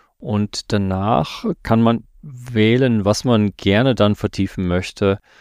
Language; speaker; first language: German; native; German